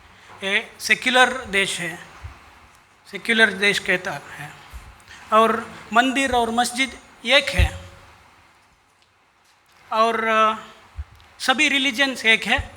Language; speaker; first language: Hindi; non-native, local second language; Kannada